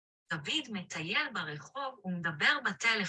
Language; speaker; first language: Hebrew; non-native, learner; English